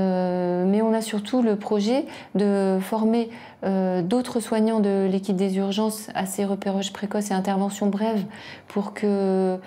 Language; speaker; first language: French; native; French